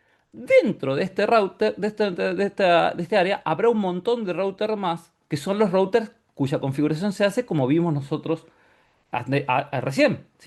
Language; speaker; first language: Spanish; native; Spanish